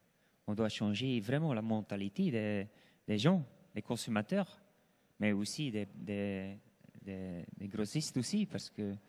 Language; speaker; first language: French; non-native, local second language; Dutch